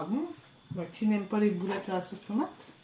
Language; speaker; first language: French; native; French